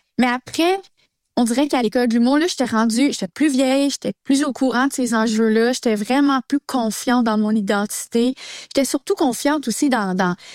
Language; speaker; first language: French; native; French